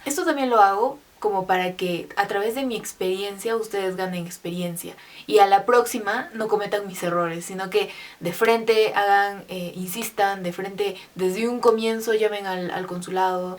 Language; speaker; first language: Spanish; native; Spanish